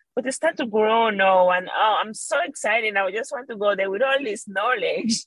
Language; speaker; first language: English; non-native, fluent; Spanish